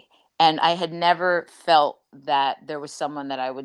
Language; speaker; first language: English; native; English